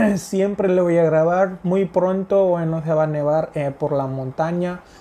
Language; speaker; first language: Spanish; non-native, fluent; Hindi